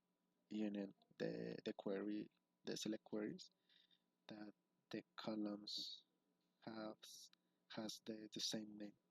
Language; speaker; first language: English; non-native, learner; Spanish